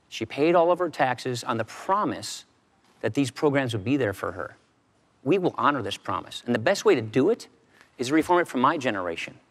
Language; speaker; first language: English; native; English